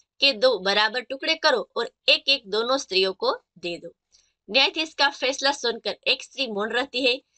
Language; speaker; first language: Hindi; non-native, local second language; Gujarati